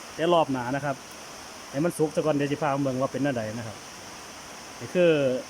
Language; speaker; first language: Thai; native; Thai